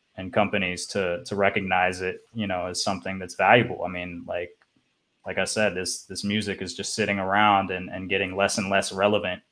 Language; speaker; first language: English; native; English